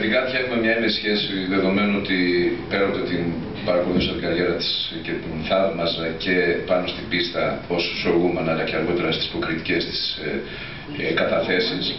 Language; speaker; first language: Greek; native; Greek